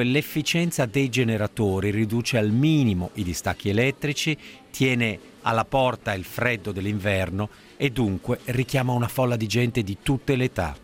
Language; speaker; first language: Italian; native; Italian